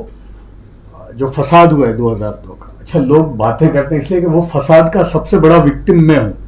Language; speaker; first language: Hindi; native; Hindi